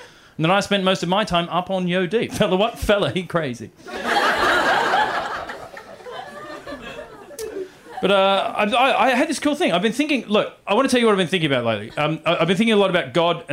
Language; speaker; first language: English; native; English